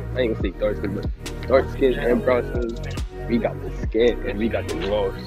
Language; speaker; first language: English; native; English